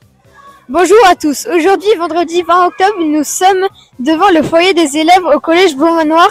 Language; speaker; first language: French; native; French